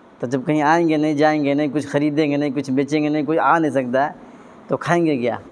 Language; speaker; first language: Urdu; native; Urdu